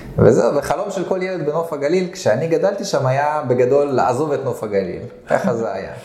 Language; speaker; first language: Hebrew; early bilingual, other home language; Russian